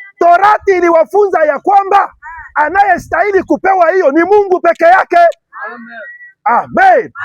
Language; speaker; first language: Swahili; non-native, local second language; Lingala